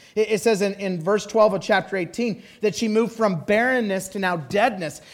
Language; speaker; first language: English; native; English